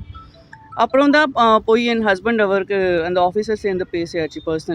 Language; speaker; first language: Tamil; non-native, local second language; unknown